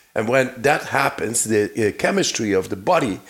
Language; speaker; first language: English; non-native, fluent; Dutch